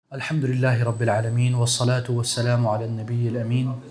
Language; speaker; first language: Arabic; non-native, fluent; Urdu